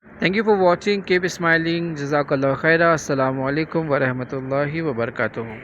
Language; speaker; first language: Urdu; native; Urdu